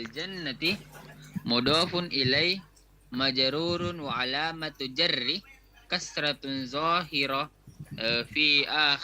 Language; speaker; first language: Arabic; non-native, learner; Indonesian